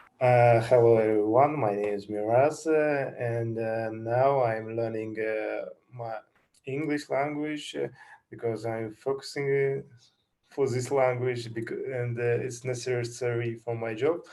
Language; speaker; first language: English; non-native, learner; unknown